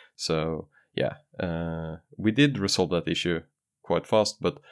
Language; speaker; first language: English; non-native, fluent; Norwegian